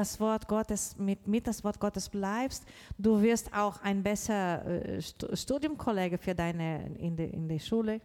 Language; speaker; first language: German; non-native, learner; Portuguese